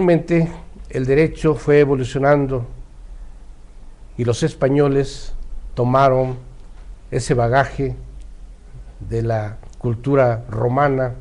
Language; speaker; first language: Spanish; native; Spanish